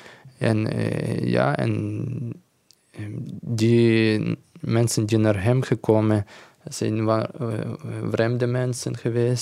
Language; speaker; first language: Dutch; non-native, learner; Ukrainian